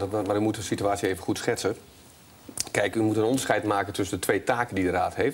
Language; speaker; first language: Dutch; native; Dutch